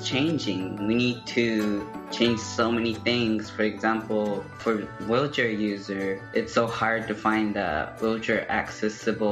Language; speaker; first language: English; non-native, fluent; Japanese